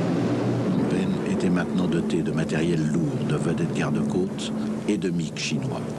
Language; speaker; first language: French; native; French